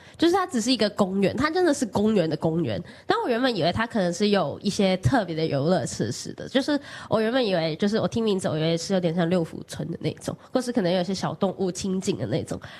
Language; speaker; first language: Chinese; non-native, local second language; Cantonese